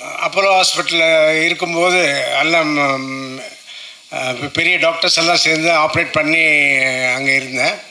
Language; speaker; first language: Tamil; non-native, local second language; Telugu